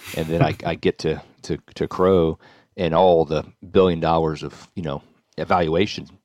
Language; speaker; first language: English; native; English